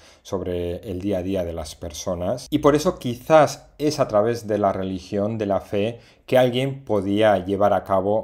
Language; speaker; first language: Spanish; native; Spanish